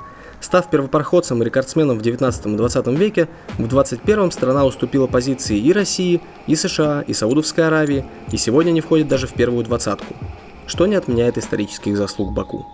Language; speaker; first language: Russian; native; Russian